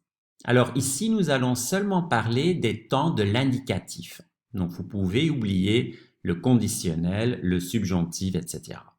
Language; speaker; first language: French; non-native, fluent; Dutch